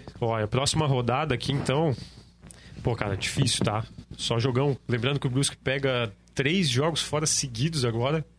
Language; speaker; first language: Portuguese; native; Portuguese